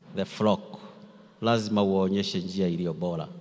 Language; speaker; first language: English; non-native, local second language; Swahili